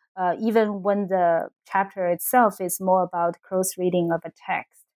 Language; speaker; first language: English; non-native, fluent; Chinese